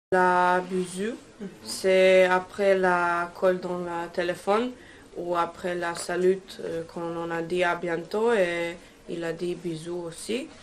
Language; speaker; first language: French; non-native, learner; Croatian